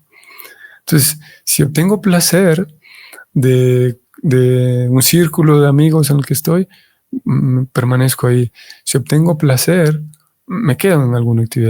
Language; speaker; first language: Spanish; native; Spanish